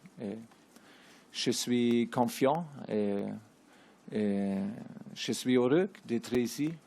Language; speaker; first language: French; non-native, learner; German